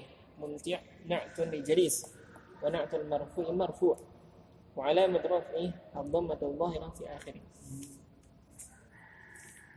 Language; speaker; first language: Arabic; non-native, fluent; Indonesian